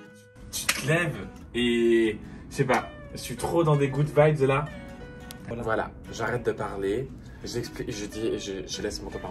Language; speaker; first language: French; native; French